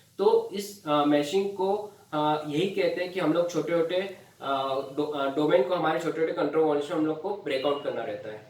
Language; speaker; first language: Hindi; non-native, local second language; Marathi